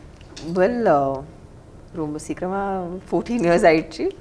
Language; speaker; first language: Tamil; non-native, local second language; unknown